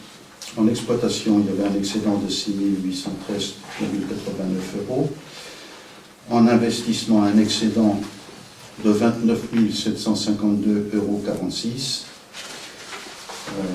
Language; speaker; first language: French; native; French